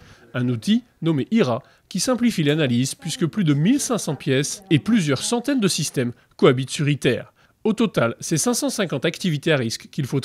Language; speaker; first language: French; native; French